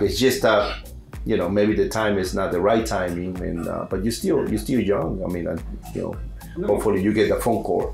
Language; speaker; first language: English; non-native, fluent; Spanish